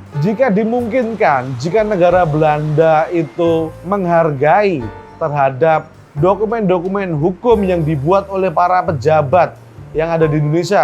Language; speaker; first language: Indonesian; native; Indonesian